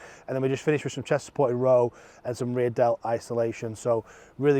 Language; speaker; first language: English; native; English